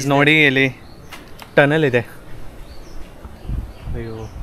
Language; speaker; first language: Kannada; non-native, learner; Hindi